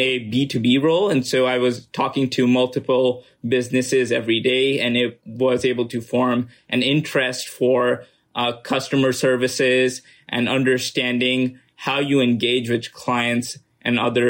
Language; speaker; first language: English; non-native, local second language; Urdu